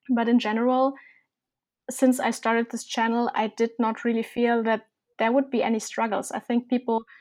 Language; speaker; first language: English; non-native, fluent; German